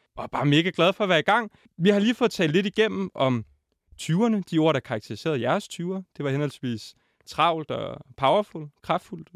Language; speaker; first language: Danish; native; Danish